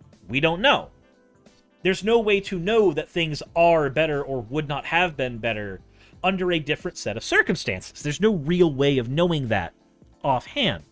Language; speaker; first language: English; native; English